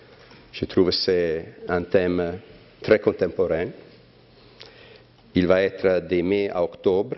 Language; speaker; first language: French; non-native, fluent; Italian